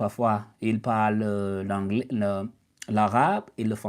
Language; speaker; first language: French; non-native, learner; English